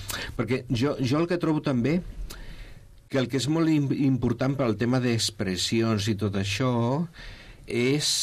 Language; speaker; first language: Catalan; non-native, local second language; Spanish